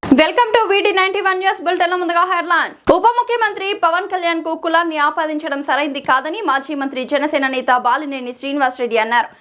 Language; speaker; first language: Telugu; native; Telugu